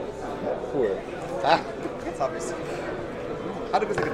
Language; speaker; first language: German; native; German